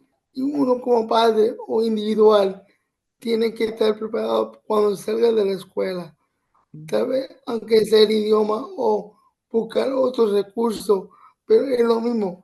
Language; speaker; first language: Spanish; early bilingual, other home language; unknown